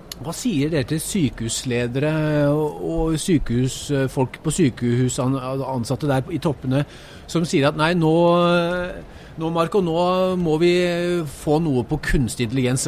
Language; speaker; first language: Norwegian; native; Norwegian